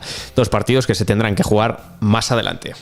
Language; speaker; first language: Spanish; native; Spanish